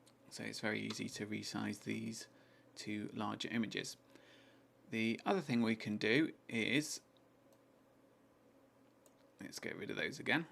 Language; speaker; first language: English; native; English